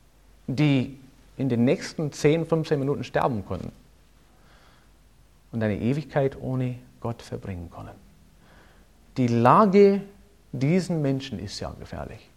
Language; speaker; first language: German; non-native, fluent; English